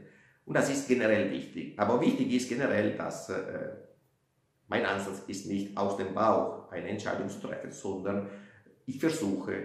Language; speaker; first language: German; non-native, fluent; Italian